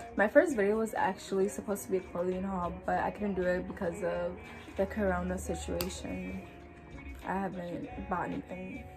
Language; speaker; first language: English; native; English